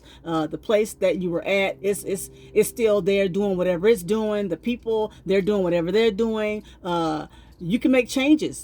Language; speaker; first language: English; native; English